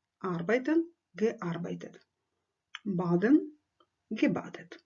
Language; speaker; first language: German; non-native, fluent; Ukrainian